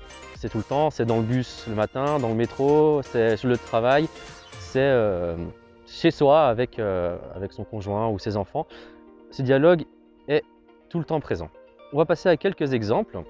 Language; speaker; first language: French; native; French